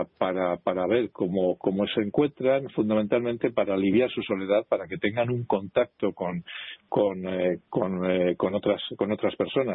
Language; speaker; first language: Spanish; native; Spanish